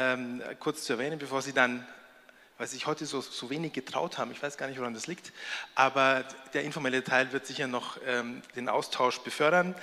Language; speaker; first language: German; native; German